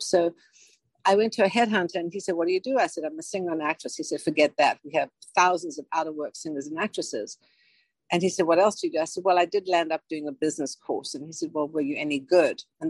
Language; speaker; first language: English; native; English